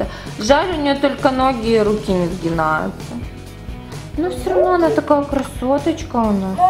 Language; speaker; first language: Russian; native; Russian